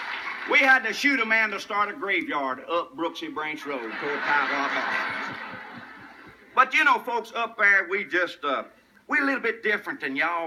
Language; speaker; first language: English; native; English